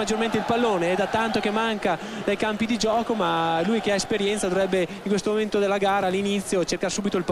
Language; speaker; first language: Italian; native; Italian